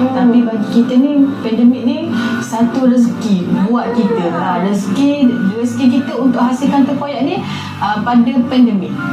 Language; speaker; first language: Malay; native; Malay